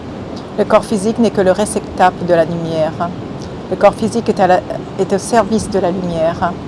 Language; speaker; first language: French; native; French